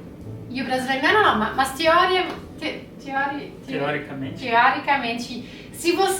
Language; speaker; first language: Portuguese; non-native, fluent; German